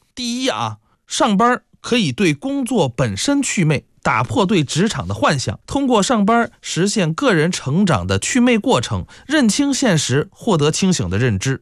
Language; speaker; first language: Chinese; native; Chinese